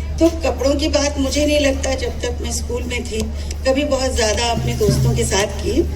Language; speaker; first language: Hindi; non-native, local second language; Odia